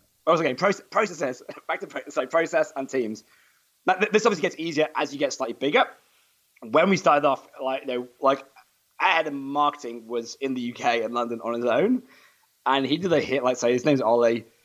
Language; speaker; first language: English; native; English